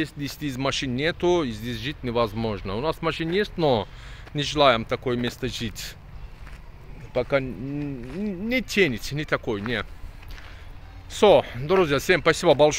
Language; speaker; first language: Russian; non-native, learner; Turkish